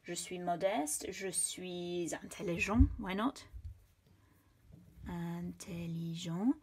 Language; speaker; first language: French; non-native, fluent; English